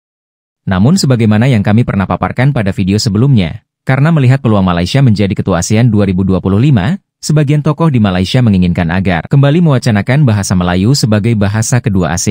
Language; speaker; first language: Indonesian; native; Indonesian